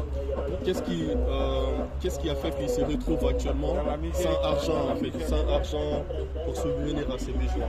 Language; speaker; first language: French; native; French